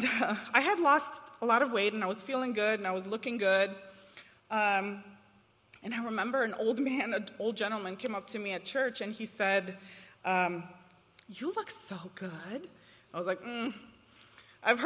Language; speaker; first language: English; non-native, fluent; Romanian